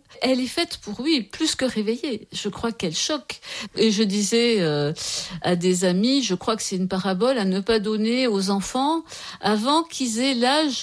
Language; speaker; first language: French; native; French